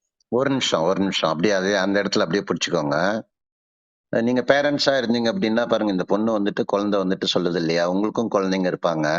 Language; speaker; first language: Tamil; native; Tamil